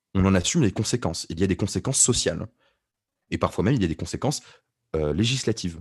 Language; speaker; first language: French; non-native, local second language; Arabic